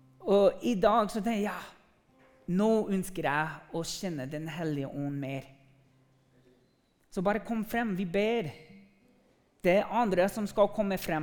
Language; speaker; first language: Norwegian; non-native, fluent; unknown